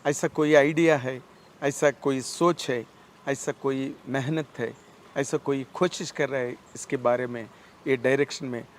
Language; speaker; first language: Hindi; non-native, local second language; Telugu